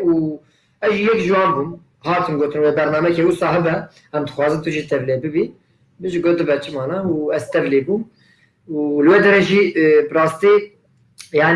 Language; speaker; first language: Kurdish; non-native, local second language; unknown